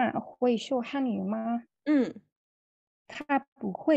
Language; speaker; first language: Chinese; non-native, learner; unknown